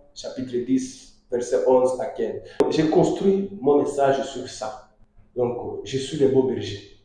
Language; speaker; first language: French; non-native, local second language; Swahili